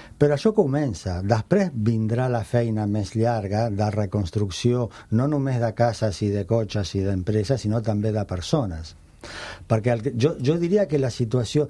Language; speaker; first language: Catalan; non-native, fluent; Spanish